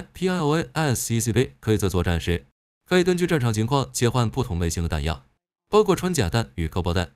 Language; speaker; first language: Chinese; native; Chinese